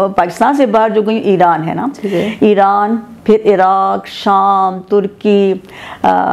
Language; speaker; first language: Urdu; non-native, local second language; Persian